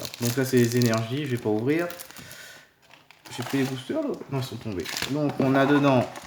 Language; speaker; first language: French; native; French